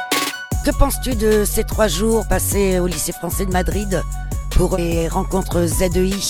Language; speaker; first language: French; native; French